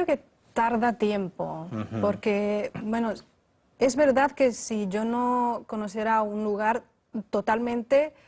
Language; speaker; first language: Spanish; non-native, fluent; Chinese